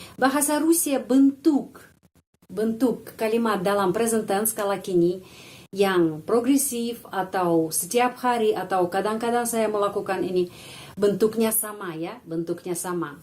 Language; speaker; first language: Indonesian; non-native, fluent; Russian